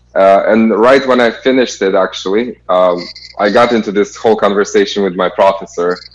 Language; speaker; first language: English; non-native, fluent; Kazakh